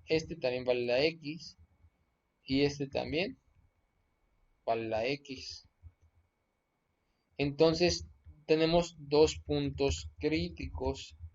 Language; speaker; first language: Spanish; native; Spanish